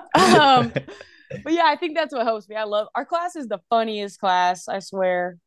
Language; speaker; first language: English; native; English